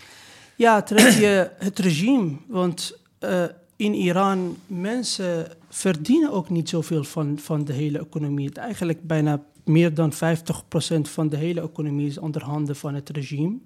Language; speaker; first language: Dutch; non-native, fluent; Persian